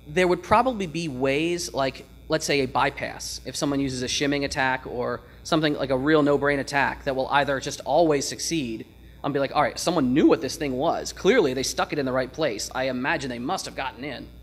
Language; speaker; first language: English; native; English